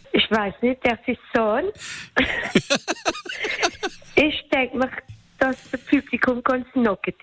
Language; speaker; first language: German; non-native, local second language; French